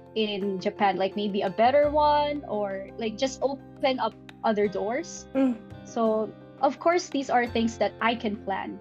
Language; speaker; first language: English; non-native, local second language; Filipino